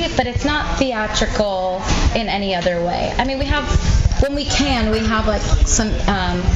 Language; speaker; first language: English; native; English